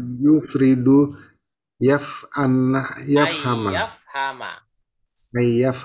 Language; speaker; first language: Arabic; non-native, learner; Indonesian